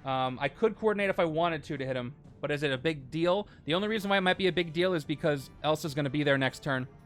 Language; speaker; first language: English; native; English